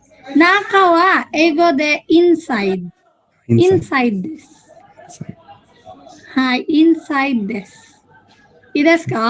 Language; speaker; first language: Japanese; non-native, fluent; Filipino